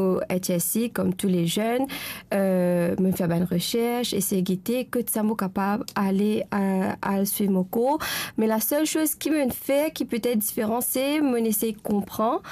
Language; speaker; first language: French; non-native, local second language; Morisyen